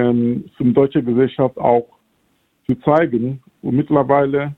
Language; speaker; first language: German; non-native, fluent; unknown